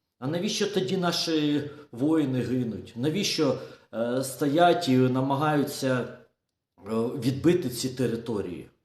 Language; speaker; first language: Ukrainian; non-native, local second language; Russian